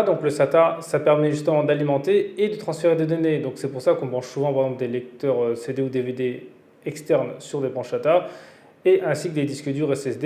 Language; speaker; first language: French; native; French